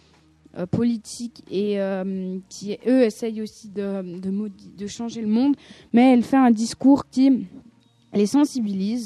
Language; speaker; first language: French; native; French